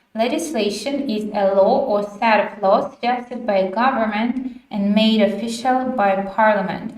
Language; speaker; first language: English; non-native, fluent; Ukrainian